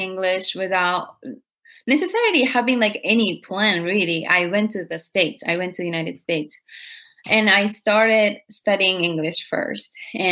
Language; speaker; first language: English; non-native, fluent; Japanese